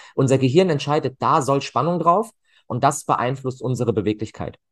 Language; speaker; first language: German; native; German